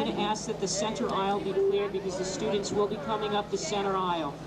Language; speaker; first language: English; native; English